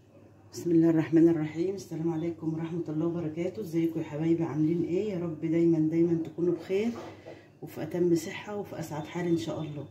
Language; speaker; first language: Arabic; native; Arabic